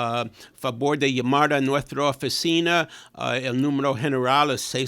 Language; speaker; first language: Spanish; non-native, fluent; English